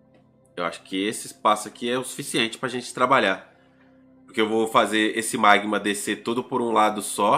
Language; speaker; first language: Portuguese; native; Portuguese